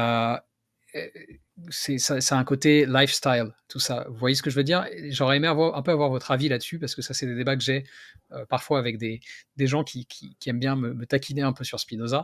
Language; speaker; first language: French; native; French